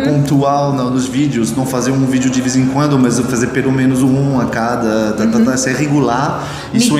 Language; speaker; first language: Portuguese; non-native, fluent; French